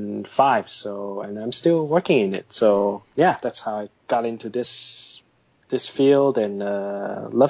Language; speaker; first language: English; non-native, local second language; Cantonese